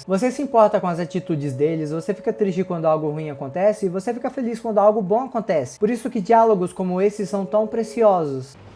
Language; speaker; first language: Portuguese; native; Portuguese